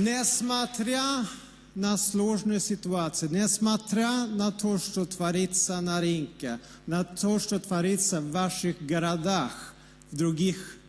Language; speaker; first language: Russian; non-native, fluent; Swedish